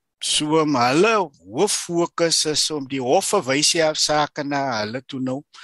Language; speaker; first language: Afrikaans; native; Afrikaans